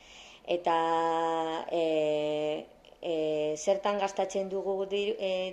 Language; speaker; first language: Basque; non-native, local second language; Spanish